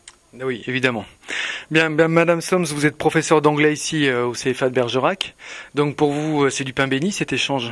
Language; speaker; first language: French; native; French